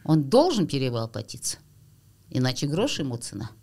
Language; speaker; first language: Russian; non-native, local second language; Kazakh